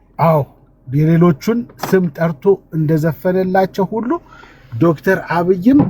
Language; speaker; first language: Amharic; native; Amharic